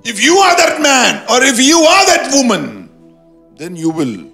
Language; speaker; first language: English; non-native, local second language; Malayalam